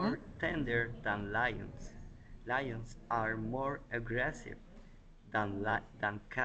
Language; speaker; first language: English; non-native, learner; Spanish